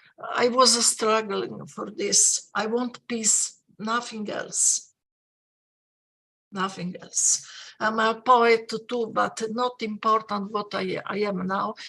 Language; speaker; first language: English; non-native, fluent; Italian